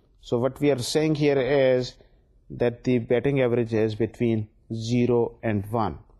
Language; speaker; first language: English; non-native, local second language; Urdu